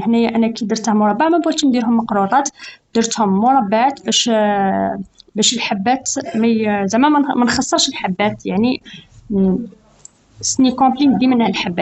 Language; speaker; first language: Arabic; native; Arabic